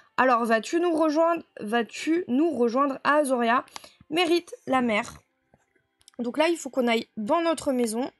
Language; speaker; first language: French; native; French